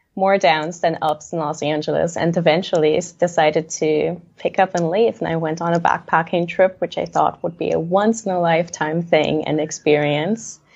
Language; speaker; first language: English; non-native, fluent; German